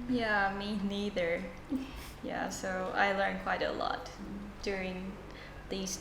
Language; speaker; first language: English; non-native, fluent; Chinese